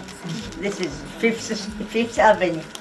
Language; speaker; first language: English; non-native, fluent; Japanese